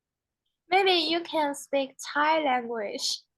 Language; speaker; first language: English; non-native, learner; Chinese